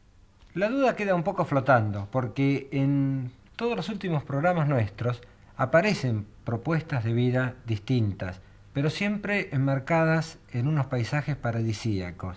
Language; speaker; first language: Spanish; native; Spanish